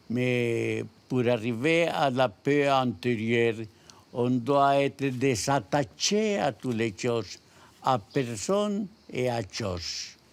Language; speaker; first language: French; non-native, learner; Spanish